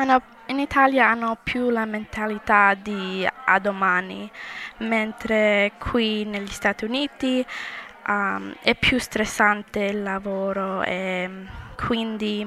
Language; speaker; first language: Italian; non-native, learner; English